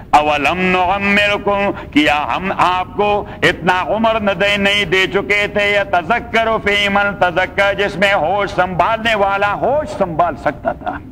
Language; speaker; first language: Urdu; non-native, local second language; Pashto